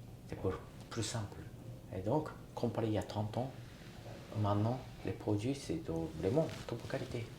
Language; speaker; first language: French; non-native, learner; Japanese